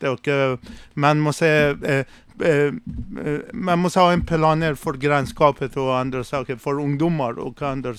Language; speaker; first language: Swedish; non-native, learner; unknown